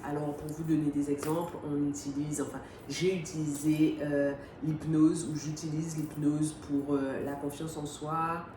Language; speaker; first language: French; native; French